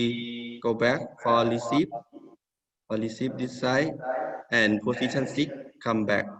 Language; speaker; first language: English; non-native, learner; Thai